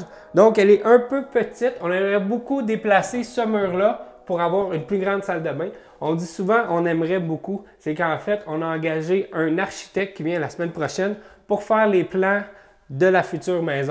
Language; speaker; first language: French; native; French